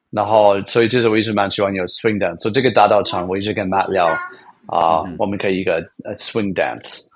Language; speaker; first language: Chinese; non-native, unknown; English